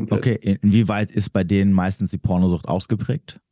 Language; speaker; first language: German; native; German